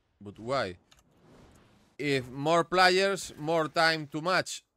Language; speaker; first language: English; non-native, learner; Spanish